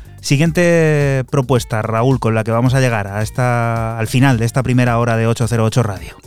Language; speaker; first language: Spanish; native; Spanish